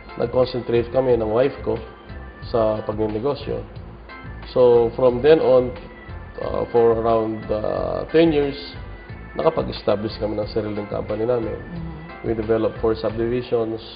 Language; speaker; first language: Filipino; non-native, local second language; Pampanga